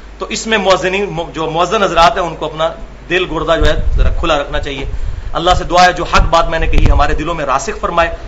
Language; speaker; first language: Urdu; non-native, local second language; Punjabi